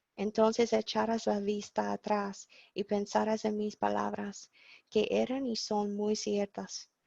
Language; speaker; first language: Spanish; non-native, fluent; English